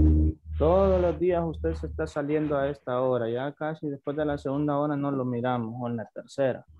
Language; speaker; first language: Spanish; native; Spanish